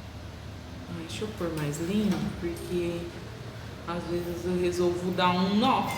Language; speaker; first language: Portuguese; native; Portuguese